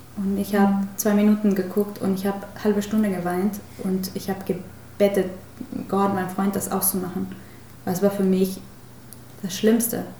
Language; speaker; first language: German; non-native, fluent; Spanish